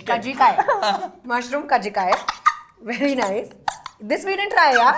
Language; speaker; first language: Telugu; non-native, learner; Hindi